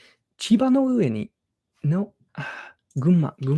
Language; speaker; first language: Japanese; non-native, learner; English